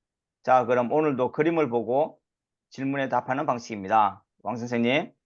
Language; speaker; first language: Korean; native; Korean